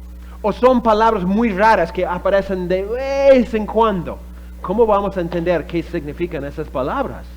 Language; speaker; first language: Spanish; non-native, fluent; English